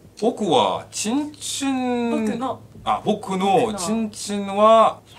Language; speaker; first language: Japanese; non-native, learner; Korean